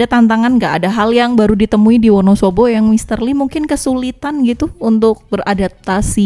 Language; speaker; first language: Indonesian; native; Indonesian